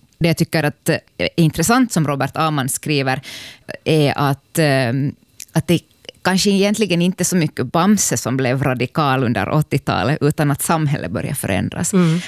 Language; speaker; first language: Swedish; native; Swedish